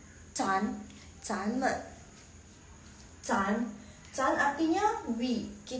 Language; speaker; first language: Chinese; non-native, fluent; Indonesian